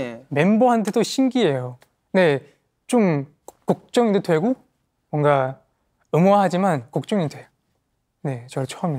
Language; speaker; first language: Korean; non-native, fluent; Chinese